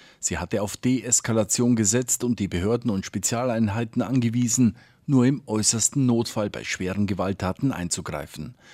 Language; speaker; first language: German; native; German